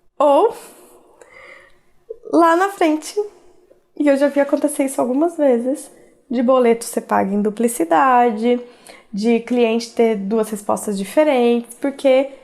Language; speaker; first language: Portuguese; native; Portuguese